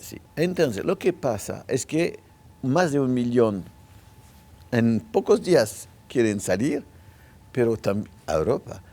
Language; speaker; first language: Spanish; non-native, local second language; French